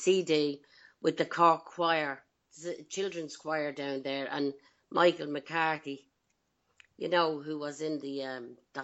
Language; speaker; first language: English; native; English